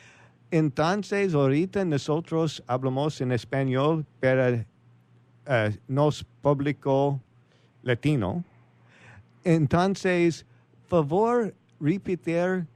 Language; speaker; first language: Spanish; non-native, learner; English